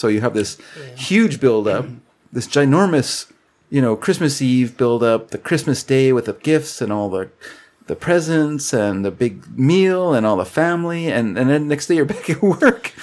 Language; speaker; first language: English; native; English